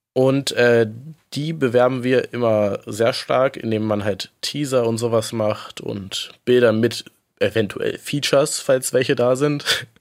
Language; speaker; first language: German; native; German